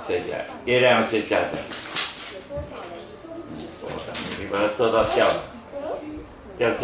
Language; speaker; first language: Chinese; non-native, local second language; Min Nan Chinese